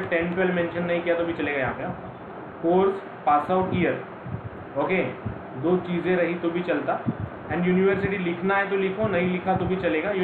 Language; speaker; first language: Hindi; non-native, local second language; Marathi